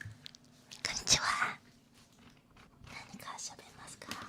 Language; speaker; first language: Japanese; non-native, learner; Chinese